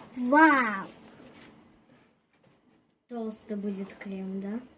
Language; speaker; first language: Russian; non-native, learner; Tajik